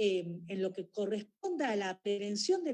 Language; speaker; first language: Spanish; native; Spanish